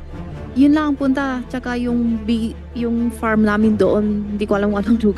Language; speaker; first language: Filipino; non-native, learner; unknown